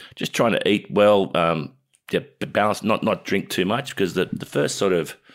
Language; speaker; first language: English; native; English